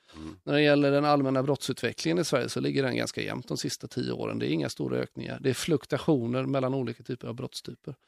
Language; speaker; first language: Swedish; native; Swedish